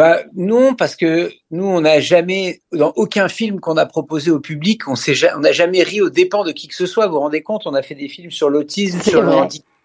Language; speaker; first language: French; native; French